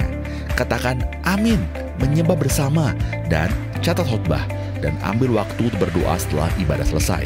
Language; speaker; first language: Indonesian; native; Indonesian